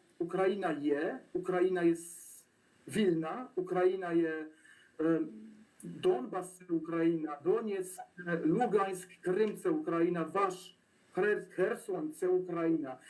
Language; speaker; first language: Polish; non-native, learner; Ukrainian